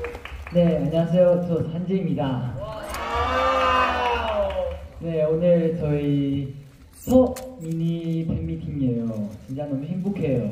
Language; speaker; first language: Korean; non-native, learner; Chinese